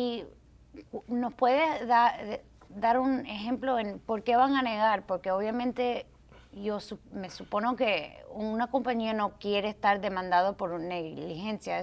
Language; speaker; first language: Spanish; early bilingual, heritage; Spanish